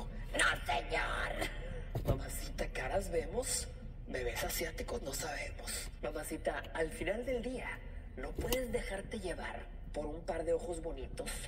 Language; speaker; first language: Spanish; native; Spanish